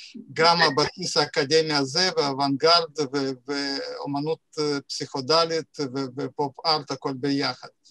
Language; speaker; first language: Hebrew; non-native, fluent; Russian